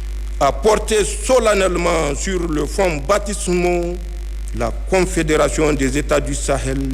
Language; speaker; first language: French; non-native, local second language; Hausa